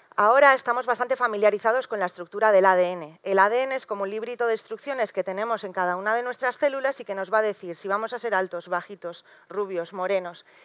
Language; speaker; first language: Spanish; native; Spanish